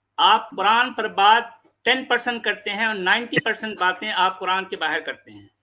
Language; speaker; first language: Urdu; native; Urdu